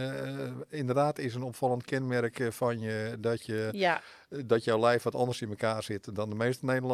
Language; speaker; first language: Dutch; native; Dutch